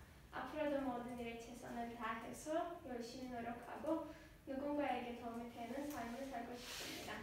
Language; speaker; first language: Korean; non-native, learner; Azerbaijani